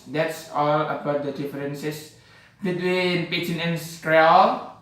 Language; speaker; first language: English; non-native, learner; Javanese